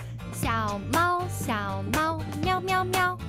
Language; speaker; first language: Chinese; non-native, learner; Thai